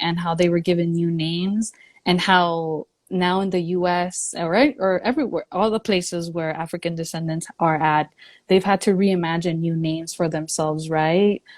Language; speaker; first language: English; early bilingual, other home language; Spanish